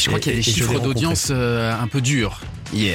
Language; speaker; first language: French; native; French